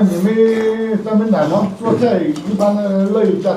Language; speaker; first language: Chinese; native; Chinese